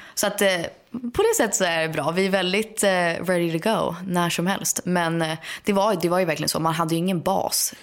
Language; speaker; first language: Swedish; early bilingual, heritage; Swedish